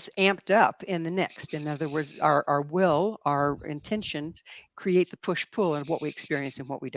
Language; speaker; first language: English; native; English